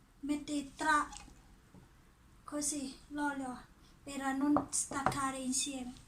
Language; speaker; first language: Italian; non-native, learner; Thai